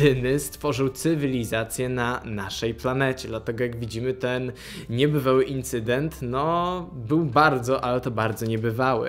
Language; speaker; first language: Polish; native; Polish